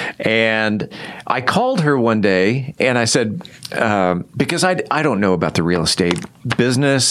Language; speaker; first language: English; native; English